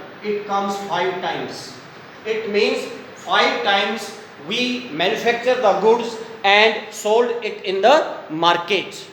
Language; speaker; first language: English; non-native, local second language; Hindi